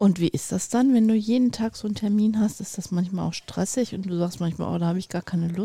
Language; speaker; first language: German; native; German